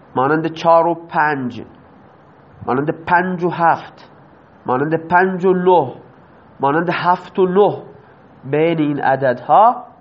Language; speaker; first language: Persian; non-native, local second language; Baluchi